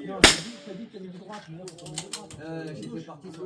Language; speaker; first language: French; native; French